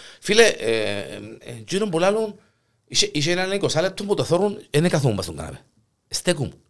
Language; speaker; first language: Greek; native; Greek